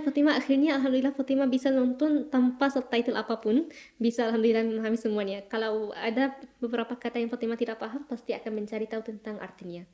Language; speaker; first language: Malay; non-native, fluent; Arabic